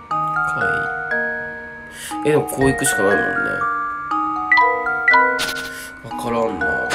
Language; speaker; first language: Japanese; native; Japanese